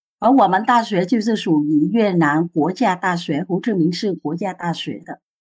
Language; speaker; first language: Chinese; non-native, fluent; Vietnamese